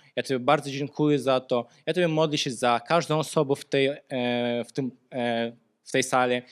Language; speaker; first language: Polish; non-native, learner; Russian